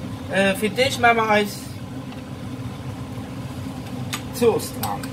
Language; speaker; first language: German; non-native, learner; Dutch